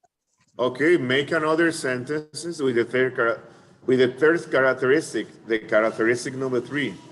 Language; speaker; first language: English; non-native, fluent; Spanish